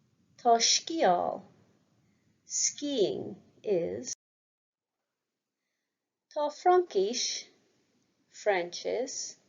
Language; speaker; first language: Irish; non-native, local second language; English